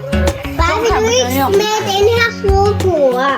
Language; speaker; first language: Chinese; early bilingual, heritage; Chinese